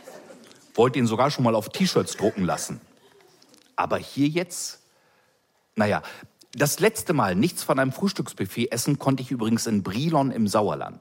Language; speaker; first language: German; native; German